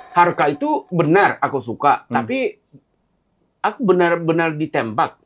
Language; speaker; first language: Indonesian; non-native, fluent; Japanese